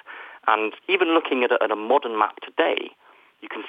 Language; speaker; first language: English; native; English